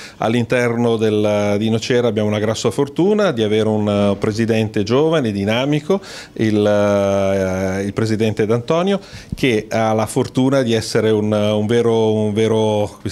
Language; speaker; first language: Italian; native; Italian